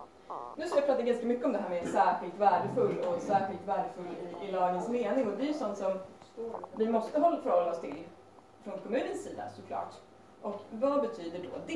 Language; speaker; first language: Swedish; native; Swedish